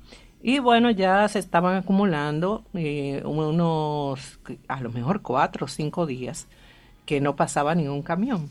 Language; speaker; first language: Spanish; native; Spanish